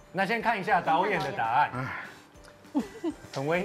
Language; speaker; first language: Chinese; non-native, fluent; Japanese